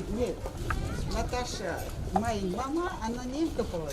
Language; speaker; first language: Russian; non-native, local second language; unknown